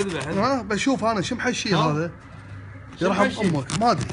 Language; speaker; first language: Arabic; native; Arabic